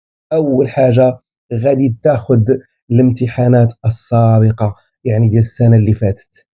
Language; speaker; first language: Arabic; native; Arabic